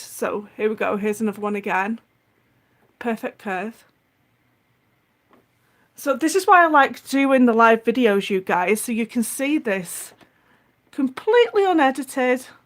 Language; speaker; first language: English; native; English